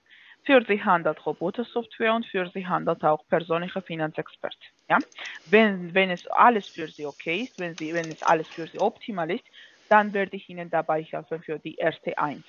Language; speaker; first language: German; non-native, fluent; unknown